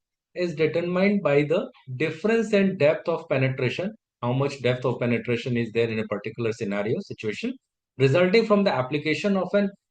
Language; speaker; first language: English; non-native, local second language; Hindi